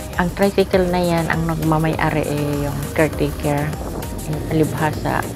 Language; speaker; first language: Filipino; non-native, local second language; Cebuano